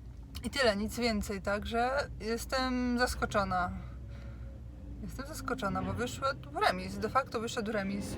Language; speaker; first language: Polish; native; Polish